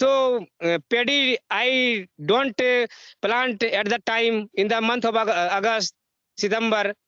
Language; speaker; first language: English; non-native, learner; Hindi